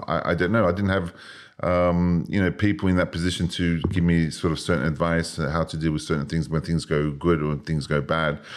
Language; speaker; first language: English; native; English